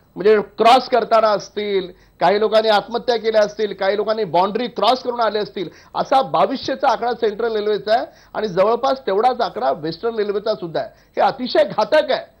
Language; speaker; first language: Marathi; native; Marathi